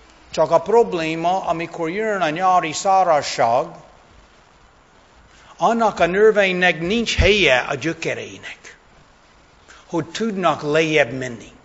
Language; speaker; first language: Hungarian; non-native, fluent; English